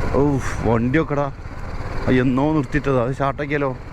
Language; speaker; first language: Malayalam; native; Malayalam